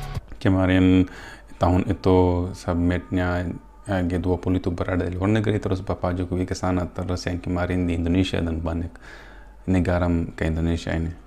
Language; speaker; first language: Indonesian; non-native, fluent; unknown